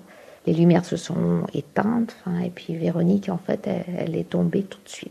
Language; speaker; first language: French; native; French